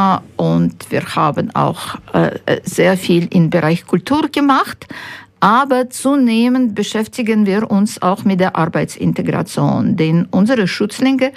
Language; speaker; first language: German; non-native, fluent; Ukrainian